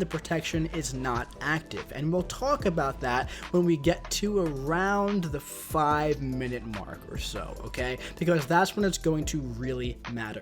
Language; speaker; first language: English; native; English